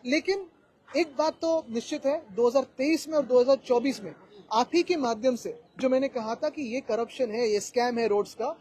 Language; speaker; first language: Hindi; non-native, local second language; Marathi